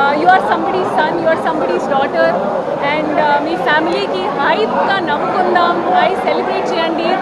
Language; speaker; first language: Telugu; non-native, learner; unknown